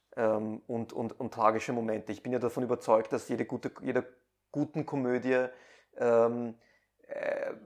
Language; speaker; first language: German; early bilingual, other home language; Persian